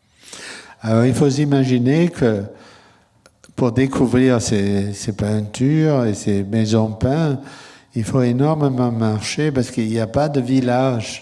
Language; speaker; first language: French; non-native, fluent; German